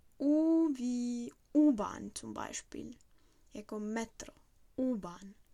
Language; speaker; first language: German; non-native, fluent; Czech